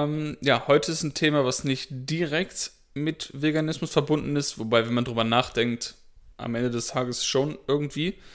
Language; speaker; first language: German; native; German